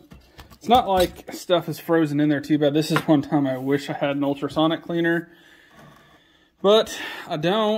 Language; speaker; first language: English; native; English